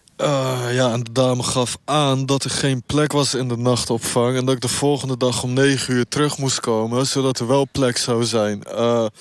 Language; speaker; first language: Dutch; native; Dutch